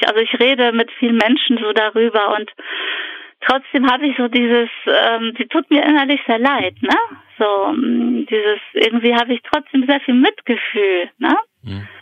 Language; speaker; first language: German; early bilingual, other home language; Polish